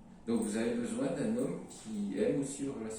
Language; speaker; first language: French; native; French